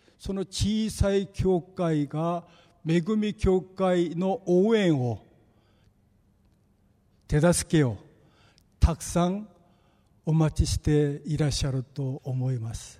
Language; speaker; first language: Japanese; non-native, fluent; Korean